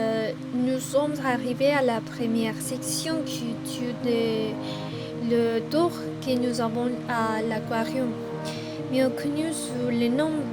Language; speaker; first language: French; non-native, learner; Spanish